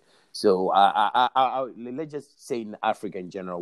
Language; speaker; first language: English; non-native, local second language; Shona